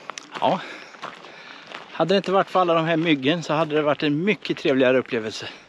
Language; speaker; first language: Swedish; native; Swedish